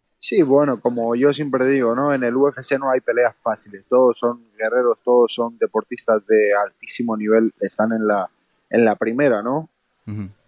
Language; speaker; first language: Spanish; non-native, fluent; Georgian